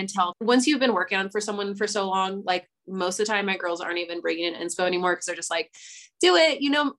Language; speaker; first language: English; native; English